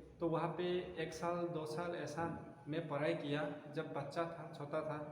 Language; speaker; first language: Hindi; non-native, local second language; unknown